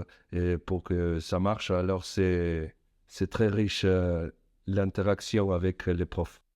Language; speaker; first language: French; non-native, fluent; Spanish